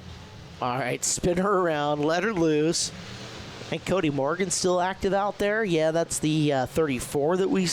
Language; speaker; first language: English; native; English